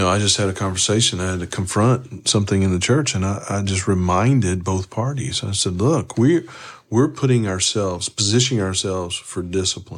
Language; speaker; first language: English; native; English